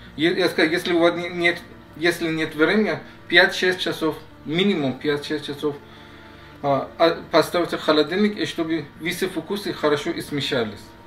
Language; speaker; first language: Russian; non-native, learner; Persian